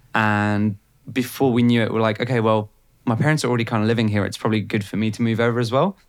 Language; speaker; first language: English; non-native, fluent; Bulgarian